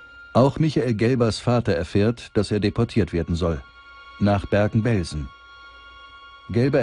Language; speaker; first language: German; native; German